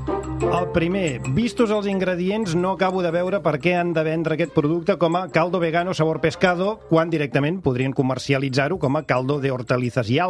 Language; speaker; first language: Catalan; native; Catalan